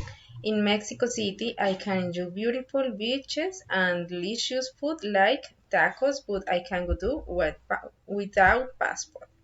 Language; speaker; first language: English; non-native, learner; Spanish